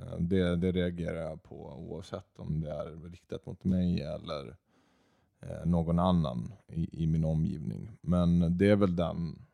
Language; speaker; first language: Swedish; early bilingual, other home language; Serbian